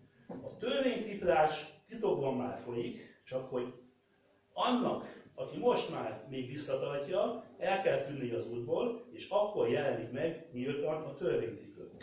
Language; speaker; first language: Hungarian; native; Hungarian